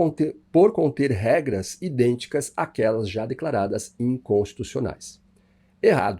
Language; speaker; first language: Portuguese; native; Portuguese